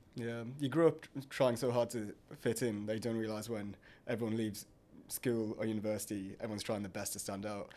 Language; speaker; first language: English; early bilingual, other home language; Hindi